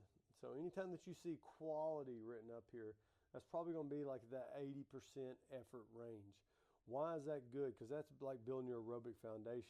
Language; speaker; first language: English; native; English